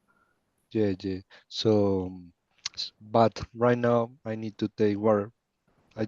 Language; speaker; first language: English; non-native, learner; Spanish